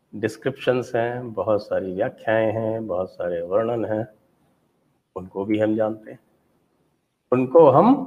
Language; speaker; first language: Hindi; native; Hindi